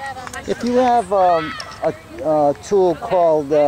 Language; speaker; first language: English; native; English